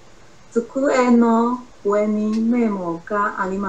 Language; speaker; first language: Japanese; non-native, learner; Chinese